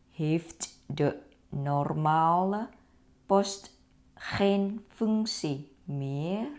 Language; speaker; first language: Dutch; non-native, fluent; Thai